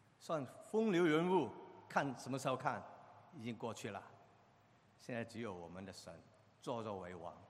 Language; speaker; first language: Chinese; non-native, local second language; Cantonese